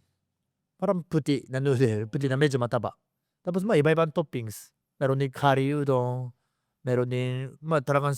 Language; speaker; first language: Filipino; non-native, learner; Japanese